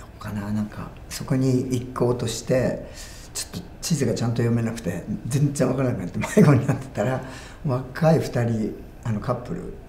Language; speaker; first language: Japanese; native; Japanese